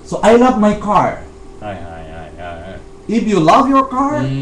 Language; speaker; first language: English; non-native, fluent; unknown